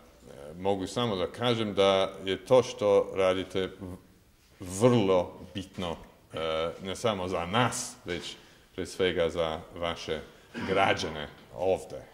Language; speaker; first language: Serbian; non-native, fluent; English